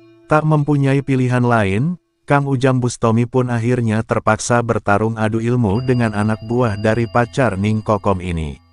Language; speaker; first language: Indonesian; native; Indonesian